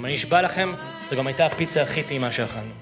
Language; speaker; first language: Hebrew; native; Hebrew